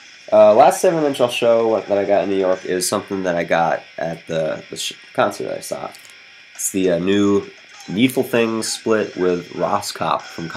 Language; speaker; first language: English; native; English